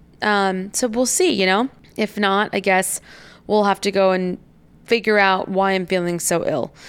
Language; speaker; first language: English; native; English